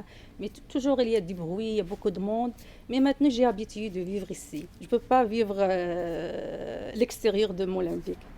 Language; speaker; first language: French; non-native, learner; Arabic